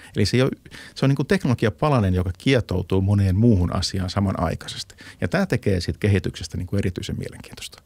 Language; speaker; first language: Finnish; native; Finnish